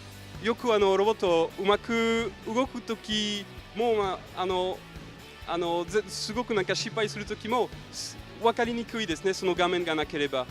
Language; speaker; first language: Japanese; non-native, fluent; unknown